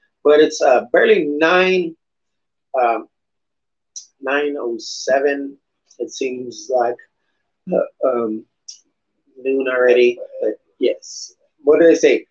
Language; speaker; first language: English; native; English